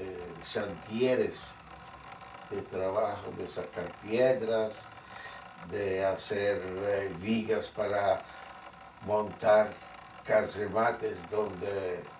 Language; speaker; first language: Spanish; non-native, fluent; Yiddish